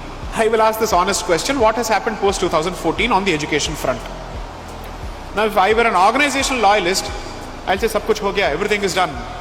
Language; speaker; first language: English; non-native, local second language; Tamil